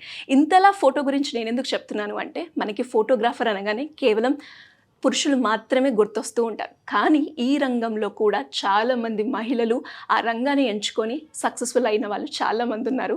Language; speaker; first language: Telugu; native; Telugu